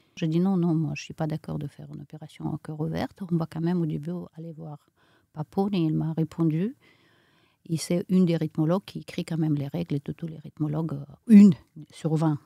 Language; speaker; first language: French; non-native, fluent; Romanian